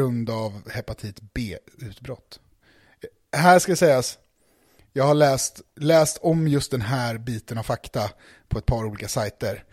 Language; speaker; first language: Swedish; native; Swedish